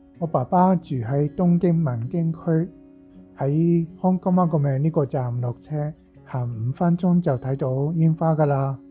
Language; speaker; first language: Cantonese; non-native, fluent; Japanese